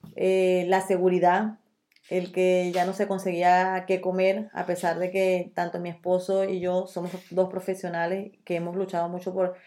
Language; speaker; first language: Spanish; native; Spanish